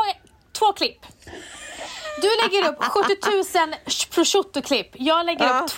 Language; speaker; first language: Swedish; native; Swedish